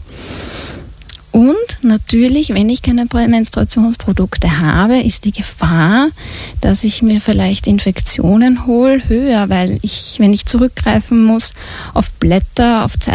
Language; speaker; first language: German; native; German